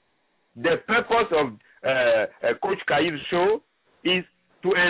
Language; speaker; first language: English; non-native, local second language; French